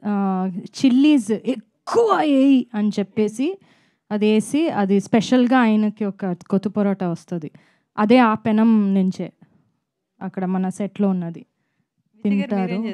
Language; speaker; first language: Telugu; non-native, fluent; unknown